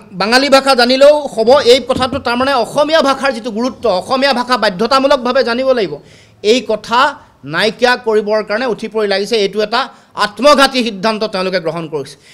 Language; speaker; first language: Assamese; native; Assamese